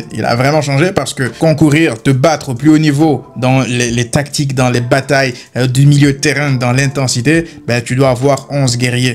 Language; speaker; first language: French; native; French